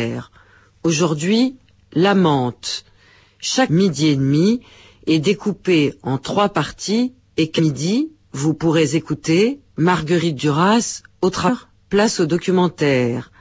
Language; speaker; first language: French; native; French